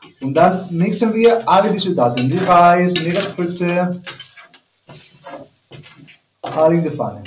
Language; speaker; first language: German; non-native, learner; Spanish